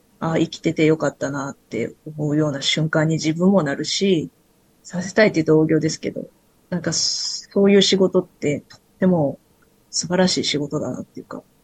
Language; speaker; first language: Japanese; native; Japanese